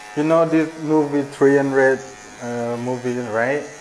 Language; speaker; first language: English; non-native, learner; Thai